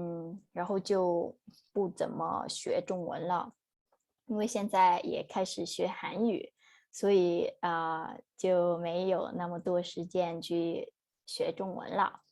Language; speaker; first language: Chinese; non-native, fluent; Vietnamese